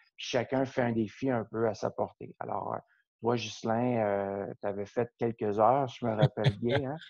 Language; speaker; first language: French; native; French